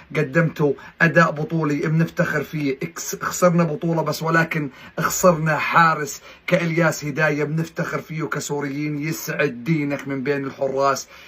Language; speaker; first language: Arabic; native; Arabic